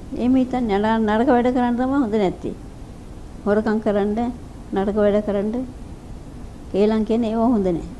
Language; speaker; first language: Sinhala; native; Sinhala